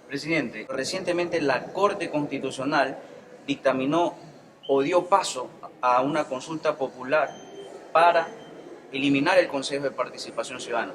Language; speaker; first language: Spanish; native; Spanish